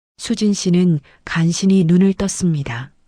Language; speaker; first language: Korean; native; Korean